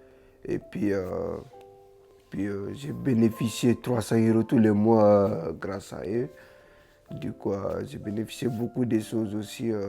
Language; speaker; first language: French; non-native, learner; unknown